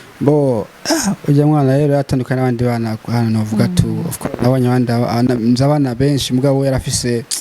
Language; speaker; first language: Rundi; early bilingual, heritage; Rundi